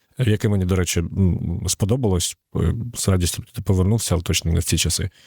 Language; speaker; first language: Ukrainian; native; Ukrainian